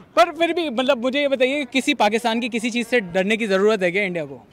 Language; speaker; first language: Hindi; native; Hindi